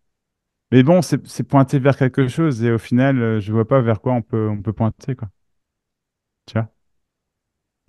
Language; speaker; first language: French; native; French